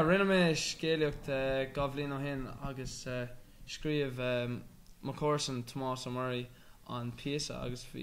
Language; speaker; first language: Irish; non-native, local second language; English